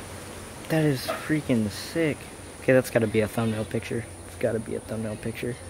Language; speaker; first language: English; native; English